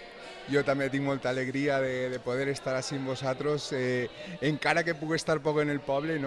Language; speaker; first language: Catalan; native; Catalan